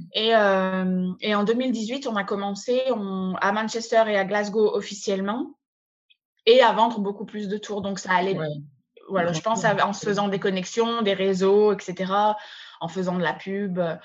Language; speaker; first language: French; native; French